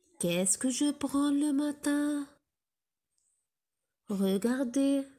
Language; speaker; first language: French; non-native, local second language; Arabic